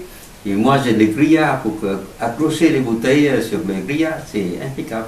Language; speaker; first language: French; non-native, learner; Vietnamese